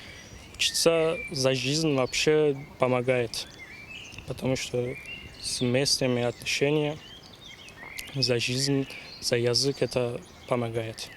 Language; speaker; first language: Russian; non-native, learner; Turkish